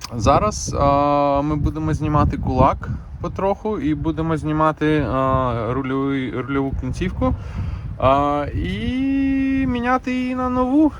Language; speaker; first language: Ukrainian; non-native, fluent; Russian